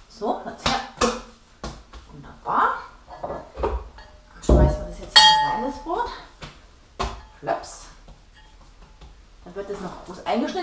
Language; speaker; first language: German; native; German